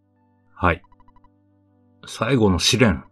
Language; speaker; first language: Japanese; native; Japanese